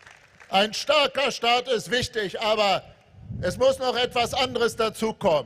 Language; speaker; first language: German; native; German